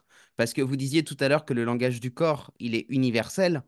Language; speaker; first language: French; native; French